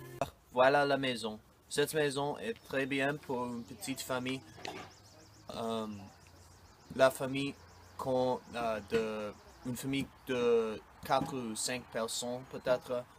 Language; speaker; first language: French; non-native, learner; English